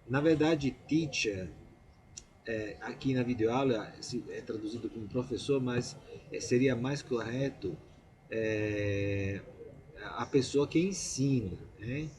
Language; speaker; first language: Portuguese; non-native, fluent; Italian